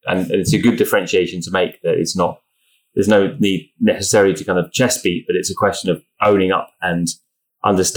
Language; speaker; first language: English; native; English